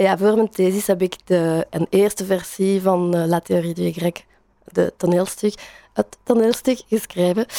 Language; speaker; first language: Dutch; non-native, learner; French